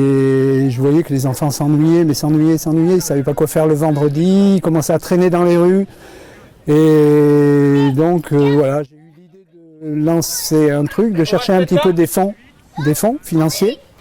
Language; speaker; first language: French; native; French